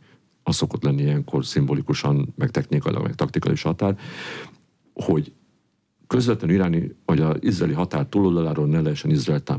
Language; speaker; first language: Hungarian; native; Hungarian